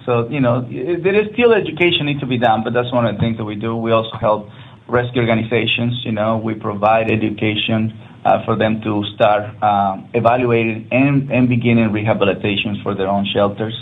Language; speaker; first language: English; non-native, fluent; Spanish